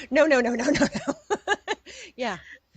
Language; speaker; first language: English; native; English